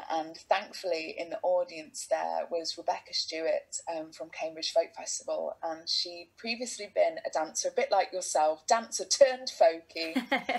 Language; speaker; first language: English; native; English